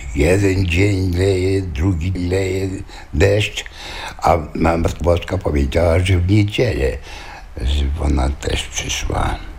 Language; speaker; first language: Polish; native; Polish